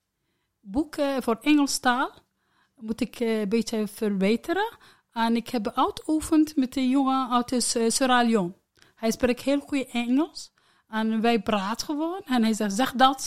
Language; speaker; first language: Dutch; non-native, learner; Arabic